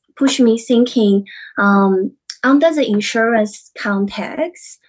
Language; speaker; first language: English; non-native, fluent; Chinese